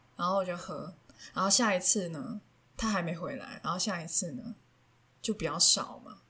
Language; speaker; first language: Chinese; non-native, local second language; Cantonese